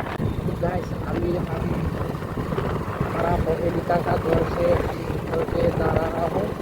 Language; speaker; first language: Hindi; non-native, local second language; Assamese